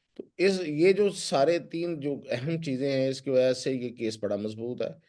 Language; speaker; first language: Urdu; non-native, local second language; Punjabi